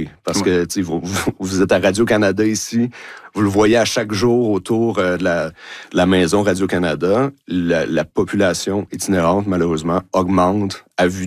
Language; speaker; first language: French; native; French